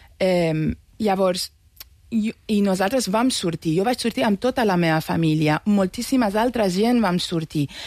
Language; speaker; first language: Catalan; non-native, fluent; Persian